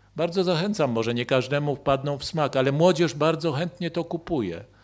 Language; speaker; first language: Polish; native; Polish